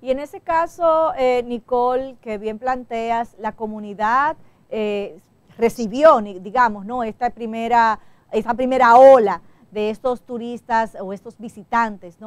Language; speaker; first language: Spanish; native; Spanish